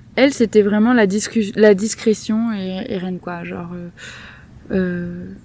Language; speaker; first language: French; native; French